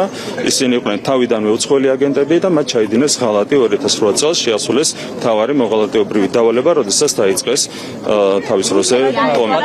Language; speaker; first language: Georgian; native; Georgian